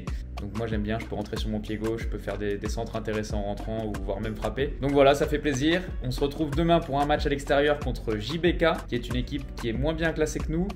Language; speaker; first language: French; native; French